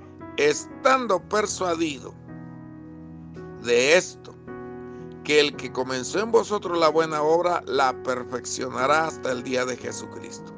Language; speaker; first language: Spanish; native; Spanish